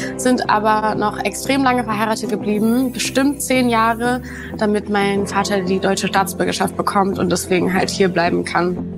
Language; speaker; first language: German; native; German